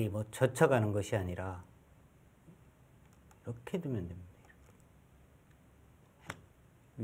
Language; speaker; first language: Korean; native; Korean